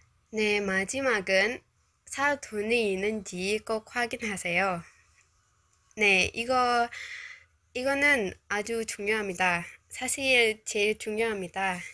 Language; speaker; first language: Korean; non-native, learner; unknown